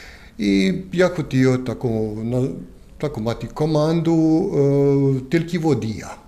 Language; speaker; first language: Ukrainian; non-native, learner; Croatian